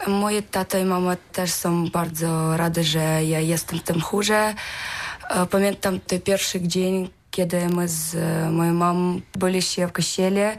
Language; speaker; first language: Polish; non-native, learner; Ukrainian